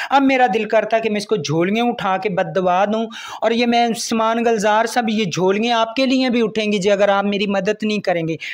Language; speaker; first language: Urdu; non-native, local second language; Punjabi